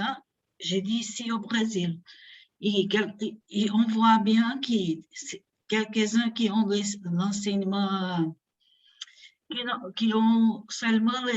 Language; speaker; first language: French; non-native, fluent; Portuguese